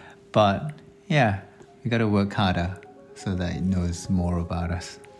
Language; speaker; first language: English; non-native, fluent; Korean